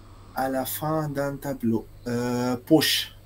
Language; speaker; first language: French; non-native, local second language; Arabic